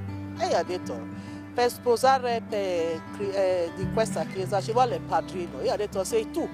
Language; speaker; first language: Italian; non-native, learner; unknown